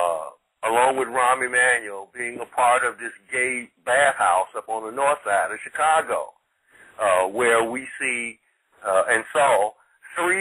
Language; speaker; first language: English; native; English